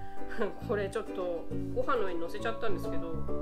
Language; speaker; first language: Japanese; native; Japanese